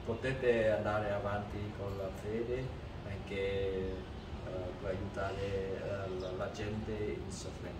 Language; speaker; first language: Italian; non-native, fluent; Vietnamese